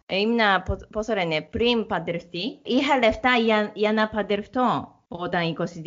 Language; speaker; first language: Greek; non-native, learner; Japanese